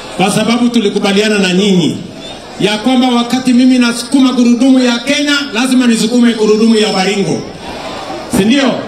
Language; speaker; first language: Swahili; non-native, local second language; Kalenjin